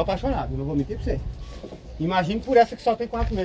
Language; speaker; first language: Portuguese; native; Portuguese